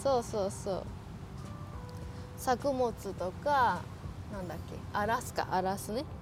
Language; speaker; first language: Japanese; non-native, learner; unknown